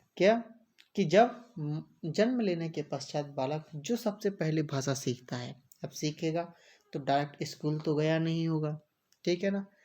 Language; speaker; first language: Hindi; native; Hindi